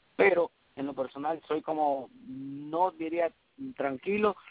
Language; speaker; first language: Spanish; early bilingual, heritage; Spanish